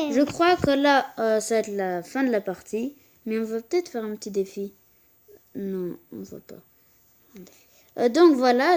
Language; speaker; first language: French; native; French